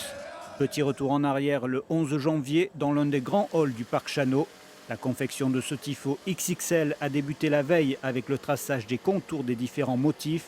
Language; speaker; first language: French; native; French